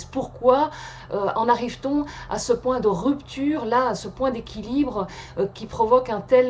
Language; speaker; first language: French; native; French